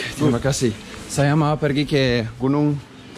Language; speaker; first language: Indonesian; non-native, learner; English